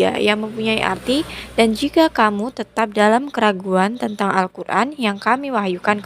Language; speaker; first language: Indonesian; native; Indonesian